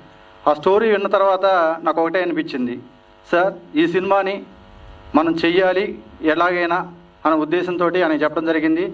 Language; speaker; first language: Telugu; native; Telugu